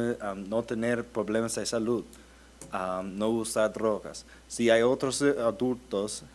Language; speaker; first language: Spanish; early bilingual, heritage; Spanish